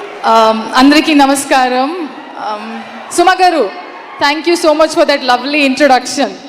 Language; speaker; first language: Telugu; non-native, learner; Kannada